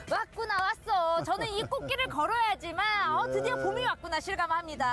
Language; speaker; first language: Korean; native; Korean